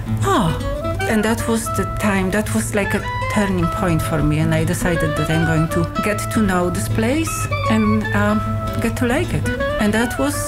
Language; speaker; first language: English; non-native, fluent; Polish